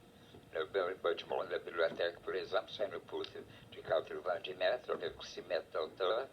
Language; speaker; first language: French; non-native, fluent; Portuguese